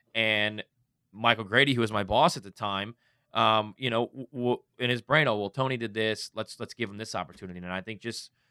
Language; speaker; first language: English; native; English